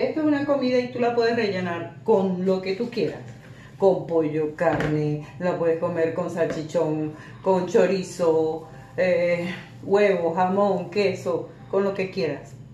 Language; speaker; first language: Spanish; native; Spanish